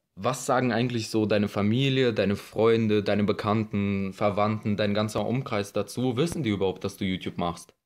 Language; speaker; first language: German; early bilingual, other home language; Russian